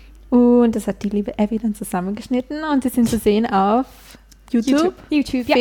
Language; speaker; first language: German; native; German